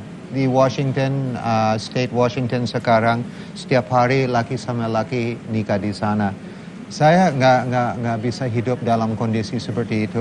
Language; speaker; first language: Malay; non-native, fluent; English